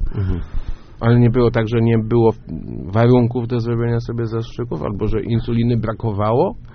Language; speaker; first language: Polish; native; Polish